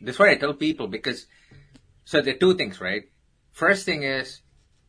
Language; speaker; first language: English; non-native, local second language; Tamil